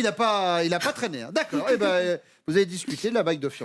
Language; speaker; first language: French; native; French